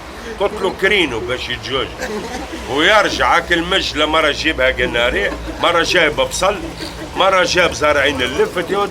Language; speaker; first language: Arabic; native; Arabic